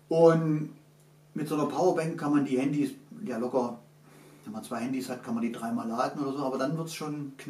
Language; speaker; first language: German; native; German